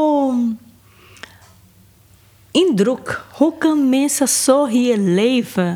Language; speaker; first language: Dutch; non-native, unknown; Portuguese